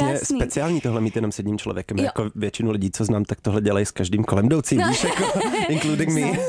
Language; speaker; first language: Czech; native; Czech